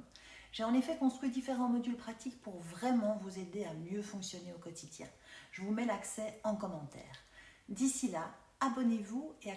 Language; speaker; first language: French; native; French